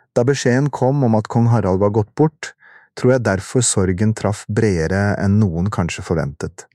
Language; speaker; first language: Norwegian; early bilingual, other home language; Urdu